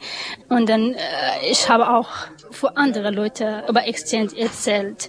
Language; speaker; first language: German; non-native, learner; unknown